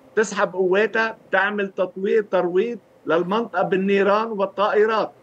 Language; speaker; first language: Arabic; native; Arabic